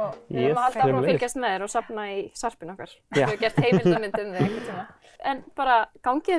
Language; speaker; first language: Icelandic; native; Icelandic